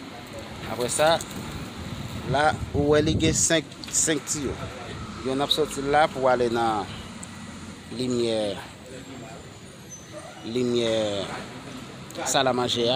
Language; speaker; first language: French; non-native, learner; Haitian Creole